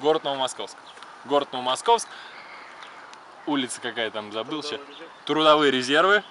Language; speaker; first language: Russian; native; Russian